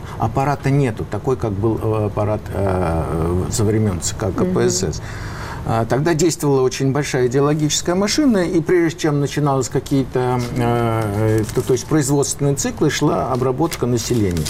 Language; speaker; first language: Russian; native; Russian